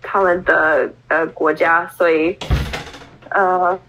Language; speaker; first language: Chinese; non-native, fluent; English